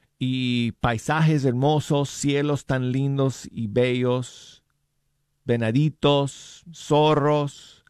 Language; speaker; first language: Spanish; non-native, fluent; English